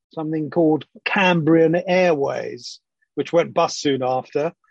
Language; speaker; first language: English; early bilingual, other home language; Greek